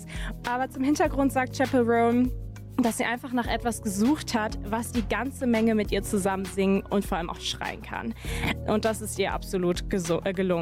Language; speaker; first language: German; native; German